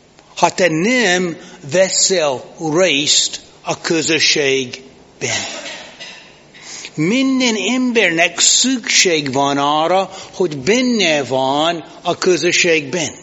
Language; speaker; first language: Hungarian; non-native, fluent; English